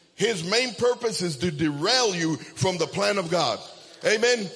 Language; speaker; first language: English; early bilingual, other home language; Spanish